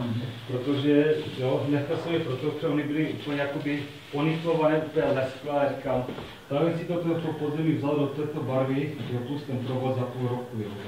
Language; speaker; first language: Czech; native; Czech